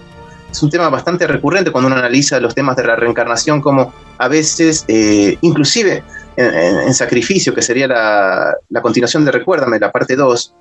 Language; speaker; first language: Spanish; native; Spanish